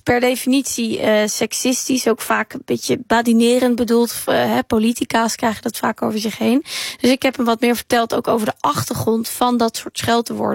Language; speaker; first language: Dutch; native; Dutch